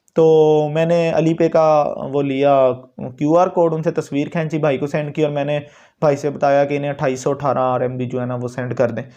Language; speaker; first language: Urdu; non-native, local second language; Punjabi